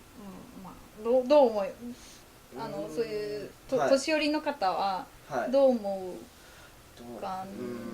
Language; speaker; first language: Japanese; non-native, fluent; Polish